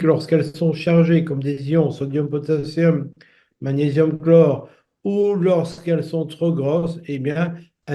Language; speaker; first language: French; native; French